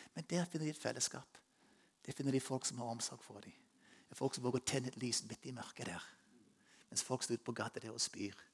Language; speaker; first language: Norwegian; non-native, fluent; English